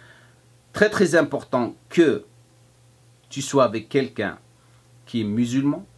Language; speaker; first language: French; non-native, fluent; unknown